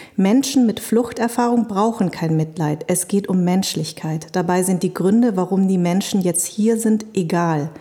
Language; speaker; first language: German; native; German